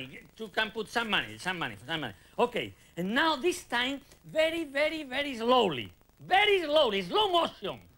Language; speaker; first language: English; non-native, learner; Spanish